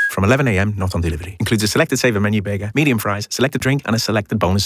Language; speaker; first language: English; native; English